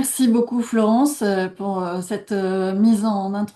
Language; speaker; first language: French; native; French